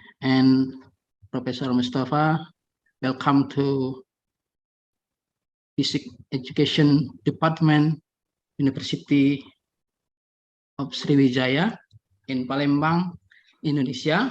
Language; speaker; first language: English; non-native, fluent; Indonesian